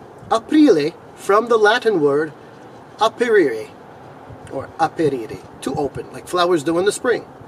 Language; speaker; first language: English; native; English